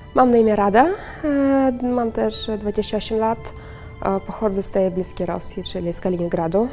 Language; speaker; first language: Polish; non-native, fluent; Russian